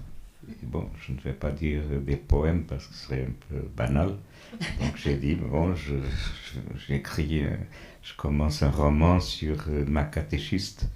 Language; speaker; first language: French; non-native, fluent; Portuguese